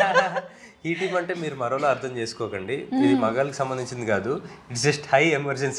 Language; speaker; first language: Telugu; native; Telugu